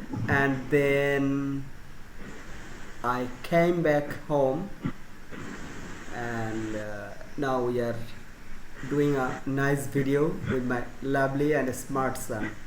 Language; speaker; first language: English; non-native, fluent; Bangla